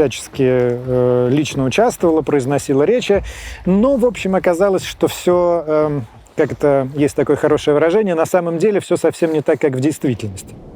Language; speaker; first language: Russian; native; Russian